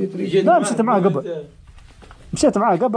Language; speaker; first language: Arabic; native; Arabic